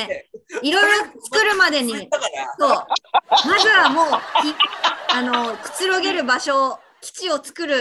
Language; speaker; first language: Japanese; native; Japanese